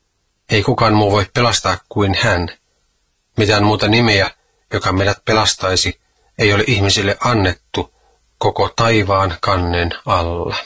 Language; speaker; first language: Finnish; native; Finnish